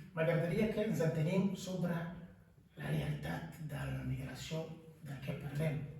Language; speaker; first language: Catalan; non-native, fluent; Kinyarwanda